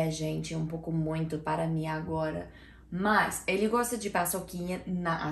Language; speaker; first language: Portuguese; non-native, learner; English